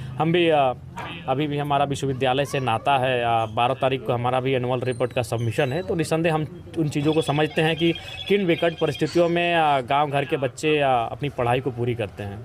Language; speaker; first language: Hindi; non-native, local second language; Magahi